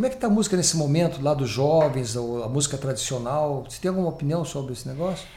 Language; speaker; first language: Portuguese; native; Portuguese